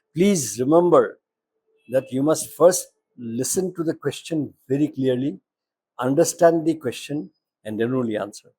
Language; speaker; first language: English; non-native, local second language; Assamese